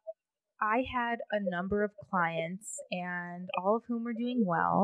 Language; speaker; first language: English; native; English